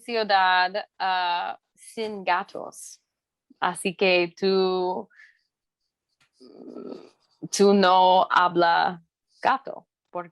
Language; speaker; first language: Spanish; non-native, learner; English